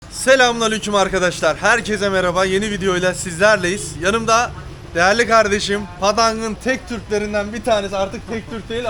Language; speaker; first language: Turkish; native; Turkish